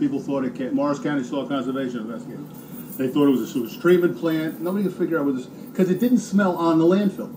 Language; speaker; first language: English; native; English